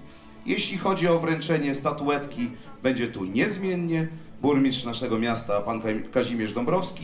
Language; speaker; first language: Polish; native; Polish